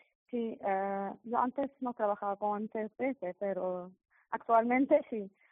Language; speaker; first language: Spanish; non-native, fluent; Arabic